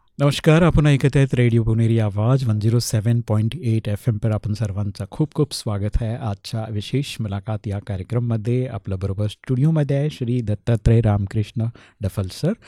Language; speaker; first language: Marathi; non-native, local second language; Hindi